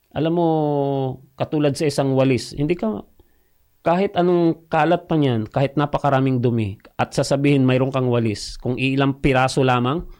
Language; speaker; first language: Filipino; non-native, local second language; Cebuano